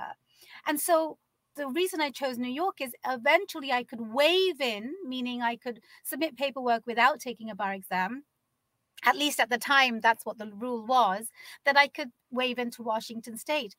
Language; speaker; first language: English; native; English